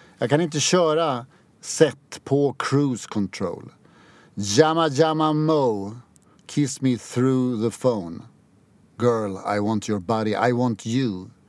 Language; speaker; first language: Swedish; native; Swedish